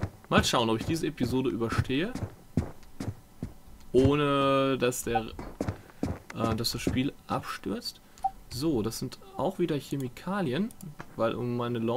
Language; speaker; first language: German; native; German